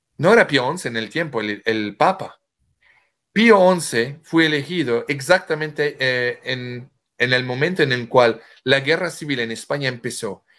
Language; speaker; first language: Spanish; non-native, fluent; French